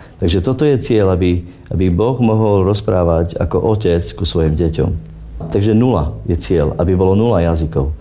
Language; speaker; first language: Slovak; non-native, local second language; Romany